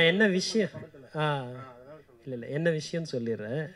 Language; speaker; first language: Tamil; native; Tamil